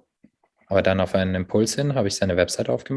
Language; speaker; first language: German; native; German